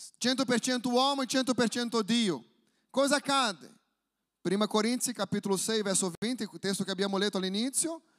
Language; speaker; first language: Italian; non-native, fluent; Portuguese